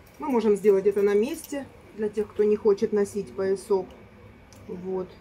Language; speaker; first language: Russian; native; Russian